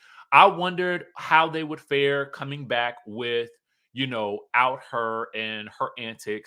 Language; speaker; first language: English; native; English